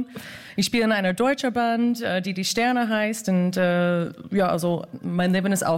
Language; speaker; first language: German; non-native, fluent; English